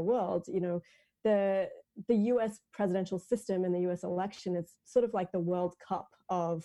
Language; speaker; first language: English; native; English